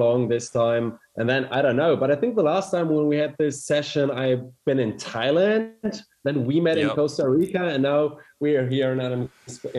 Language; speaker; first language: English; non-native, fluent; German